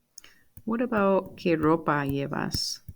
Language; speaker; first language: Spanish; non-native, fluent; English